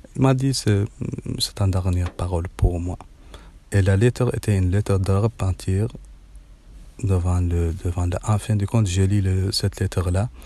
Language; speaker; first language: French; non-native, learner; Arabic